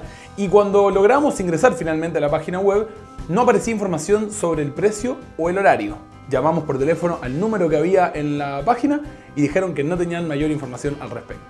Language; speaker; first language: Spanish; native; Spanish